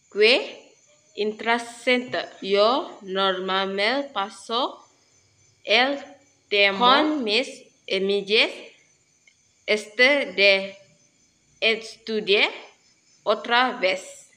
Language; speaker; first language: Spanish; non-native, learner; Malay